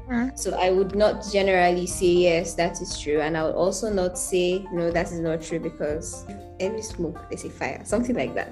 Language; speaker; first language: English; non-native, local second language; Hausa